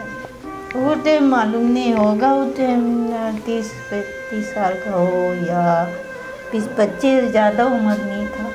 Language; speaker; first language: Hindi; early bilingual, other home language; Nepali